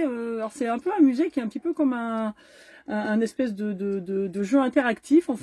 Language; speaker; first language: French; native; French